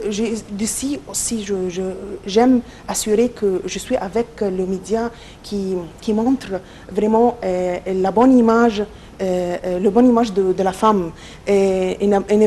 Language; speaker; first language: French; non-native, local second language; Arabic